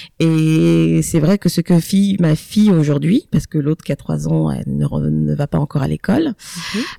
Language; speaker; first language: French; early bilingual, other home language; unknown